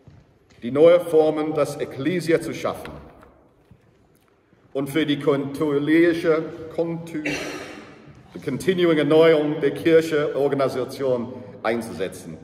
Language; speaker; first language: German; non-native, learner; English